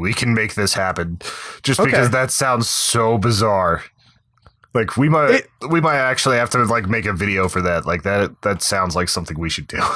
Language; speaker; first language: English; native; English